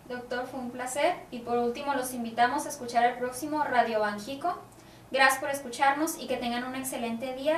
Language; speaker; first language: Spanish; native; Spanish